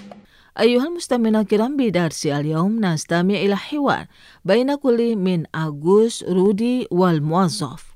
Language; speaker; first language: Arabic; non-native, fluent; Indonesian